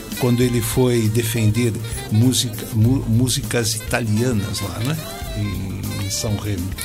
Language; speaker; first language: Portuguese; native; Portuguese